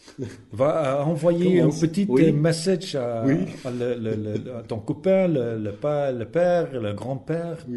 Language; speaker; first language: French; non-native, learner; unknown